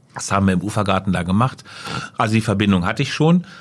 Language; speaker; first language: German; native; German